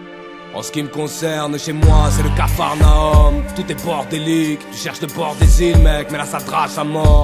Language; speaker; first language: French; native; French